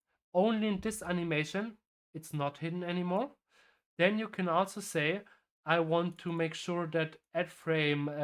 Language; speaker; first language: English; non-native, fluent; German